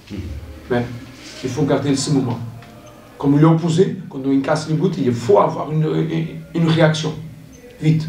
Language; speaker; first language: French; non-native, learner; Portuguese